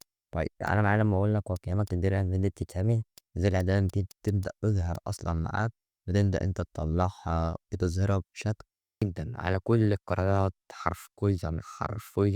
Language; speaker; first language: Arabic; native; Arabic